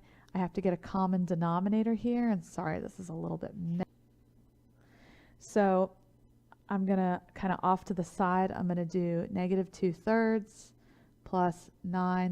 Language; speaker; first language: English; native; English